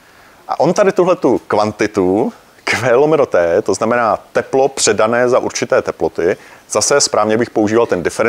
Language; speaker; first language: Czech; native; Czech